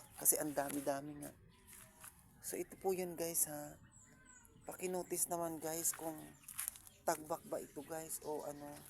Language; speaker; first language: Filipino; non-native, local second language; Waray